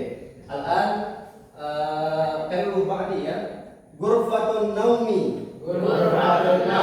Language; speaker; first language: Arabic; non-native, fluent; Indonesian